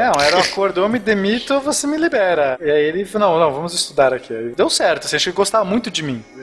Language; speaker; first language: Portuguese; native; Portuguese